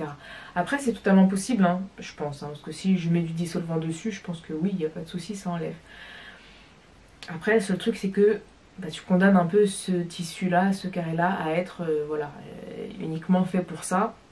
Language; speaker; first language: French; native; French